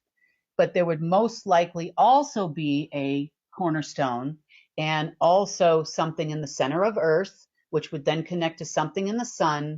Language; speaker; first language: English; native; English